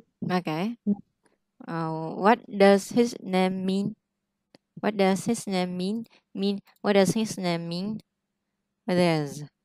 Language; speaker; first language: English; non-native, fluent; Vietnamese